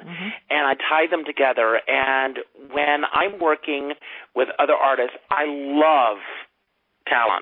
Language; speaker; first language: English; native; English